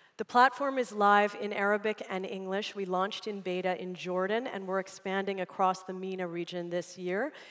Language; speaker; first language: English; native; English